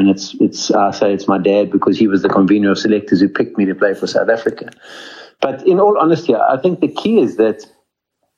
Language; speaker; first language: English; native; English